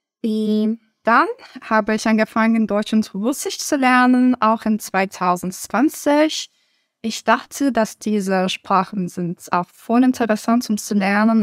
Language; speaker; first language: German; non-native, learner; Turkish